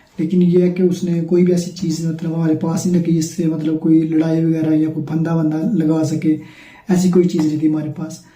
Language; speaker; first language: Urdu; non-native, local second language; Punjabi